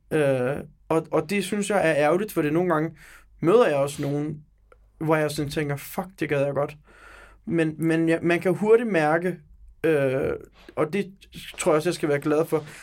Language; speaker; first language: Danish; early bilingual, other home language; Turkish